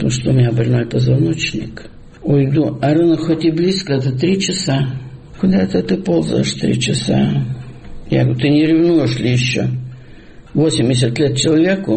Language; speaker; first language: Russian; native; Russian